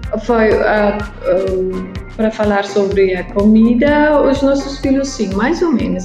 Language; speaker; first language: Portuguese; non-native, learner; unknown